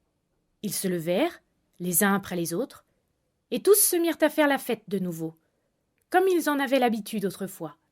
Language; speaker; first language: French; native; French